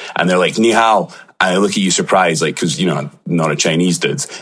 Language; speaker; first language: English; native; English